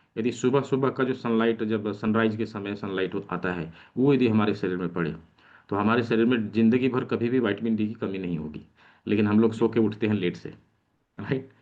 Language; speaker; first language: Hindi; native; Hindi